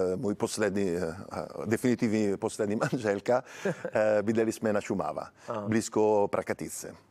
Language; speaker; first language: Czech; non-native, learner; Italian